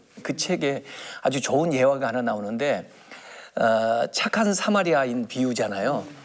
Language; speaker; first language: Korean; native; Korean